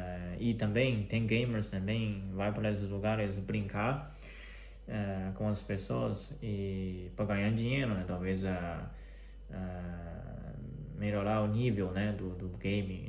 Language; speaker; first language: Portuguese; non-native, fluent; Chinese